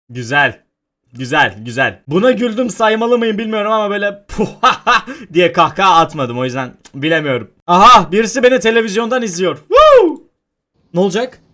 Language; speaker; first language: Turkish; native; Turkish